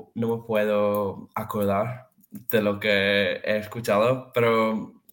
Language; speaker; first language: Spanish; non-native, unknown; English